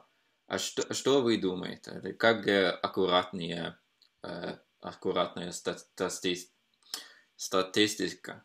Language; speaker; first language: Russian; non-native, fluent; Norwegian